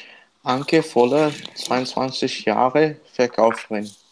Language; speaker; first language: German; non-native, learner; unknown